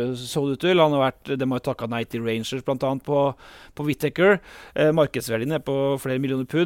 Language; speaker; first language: Norwegian; native; Norwegian